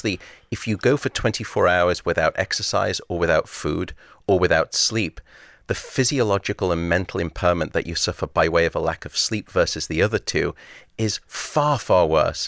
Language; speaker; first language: English; native; English